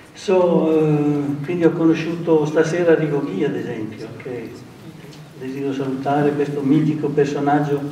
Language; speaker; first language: Italian; native; Italian